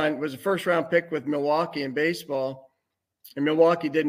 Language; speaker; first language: English; native; English